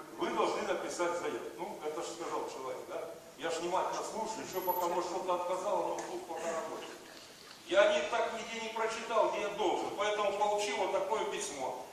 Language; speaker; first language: Russian; native; Russian